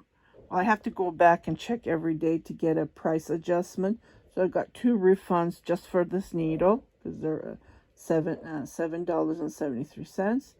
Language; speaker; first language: English; non-native, fluent; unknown